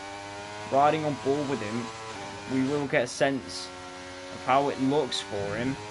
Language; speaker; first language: English; native; English